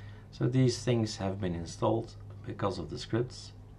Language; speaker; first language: English; non-native, fluent; Dutch